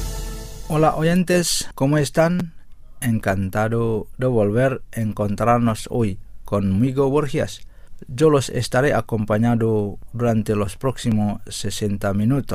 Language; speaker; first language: Spanish; non-native, fluent; Indonesian